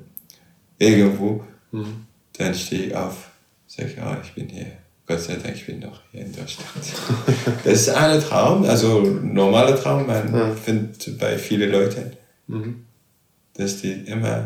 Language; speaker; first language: German; non-native, local second language; Arabic